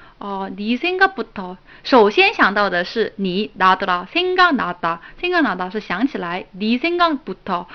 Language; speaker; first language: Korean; non-native, fluent; Chinese